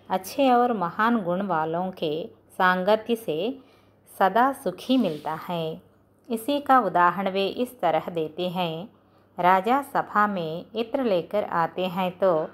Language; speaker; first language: Hindi; non-native, local second language; Telugu